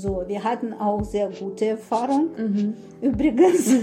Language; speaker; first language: German; non-native, fluent; Russian